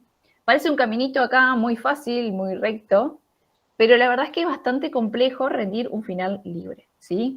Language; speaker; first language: Spanish; native; Spanish